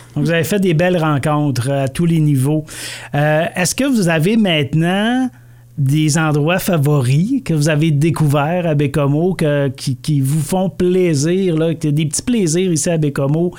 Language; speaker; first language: French; native; French